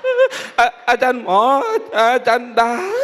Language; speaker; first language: Thai; non-native, local second language; Hmong